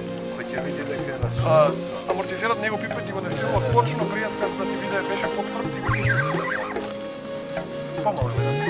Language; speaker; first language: Macedonian; native; Macedonian